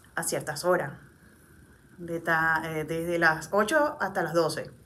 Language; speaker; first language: Spanish; native; Spanish